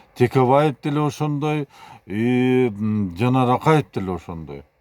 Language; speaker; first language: Russian; non-native, local second language; Kyrgyz